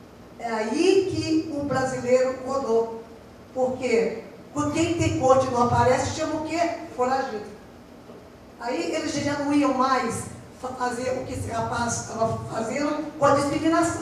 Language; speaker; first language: Portuguese; native; Portuguese